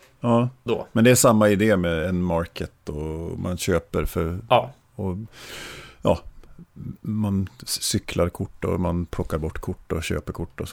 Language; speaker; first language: Swedish; native; Swedish